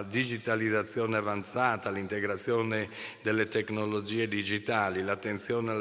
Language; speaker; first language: Italian; native; Italian